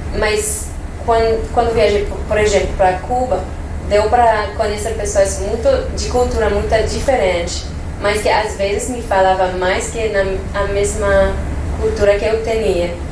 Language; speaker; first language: Portuguese; non-native, fluent; French